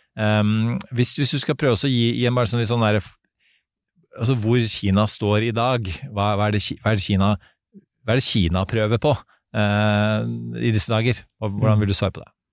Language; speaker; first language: Norwegian; native; Norwegian